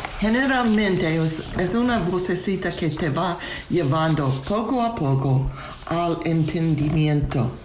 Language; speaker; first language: Spanish; non-native, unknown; English